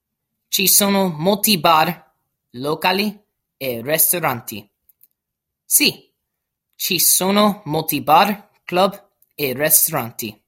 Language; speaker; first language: Italian; non-native, learner; English